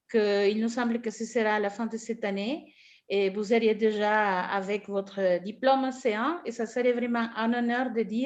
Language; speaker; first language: French; non-native, fluent; Spanish